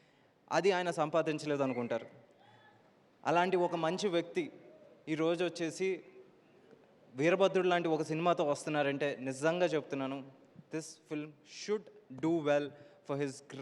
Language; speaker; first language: Telugu; native; Telugu